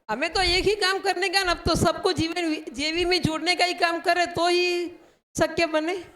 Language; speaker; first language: Hindi; non-native, local second language; Gujarati